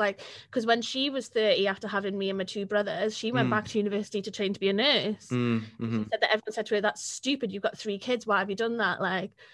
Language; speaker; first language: English; native; English